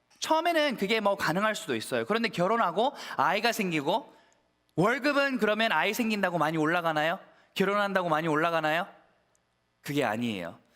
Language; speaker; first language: Korean; early bilingual, heritage; Korean